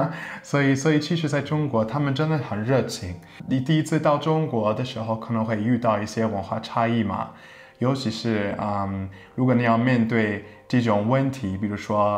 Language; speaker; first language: Chinese; non-native, fluent; English